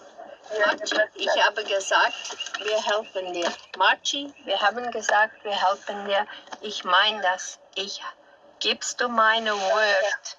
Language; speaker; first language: German; non-native, learner; Dutch